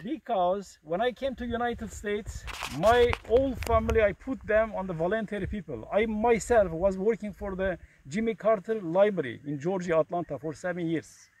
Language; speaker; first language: English; non-native, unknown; Kurdish